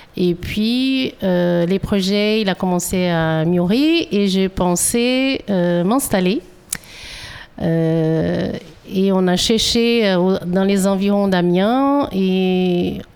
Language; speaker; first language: French; non-native, fluent; Portuguese